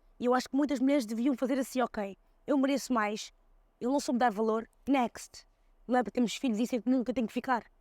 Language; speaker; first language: Portuguese; early bilingual, other home language; Kabuverdianu